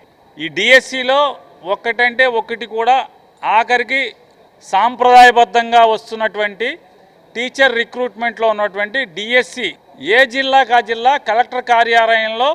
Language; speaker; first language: Telugu; native; Telugu